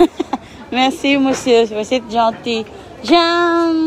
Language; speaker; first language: French; non-native, learner; Filipino